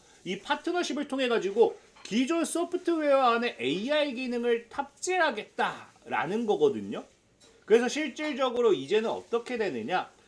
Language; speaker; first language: Korean; native; Korean